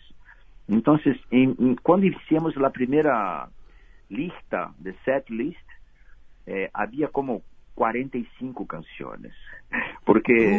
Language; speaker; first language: Spanish; non-native, fluent; Portuguese